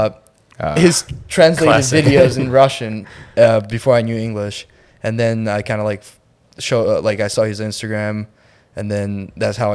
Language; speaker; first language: English; non-native, fluent; Ukrainian